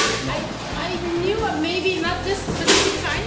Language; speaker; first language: English; non-native, fluent; Turkish